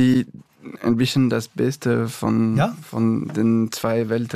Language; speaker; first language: German; non-native, learner; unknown